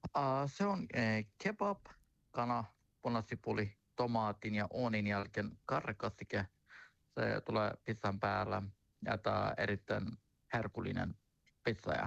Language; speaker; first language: Finnish; non-native, learner; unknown